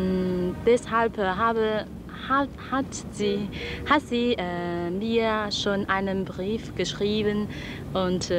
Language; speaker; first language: German; non-native, learner; Chinese